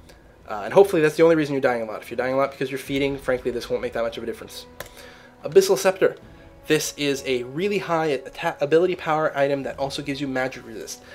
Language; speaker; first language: English; native; English